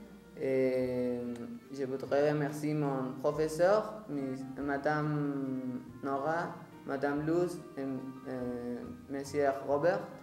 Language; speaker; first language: French; non-native, learner; Spanish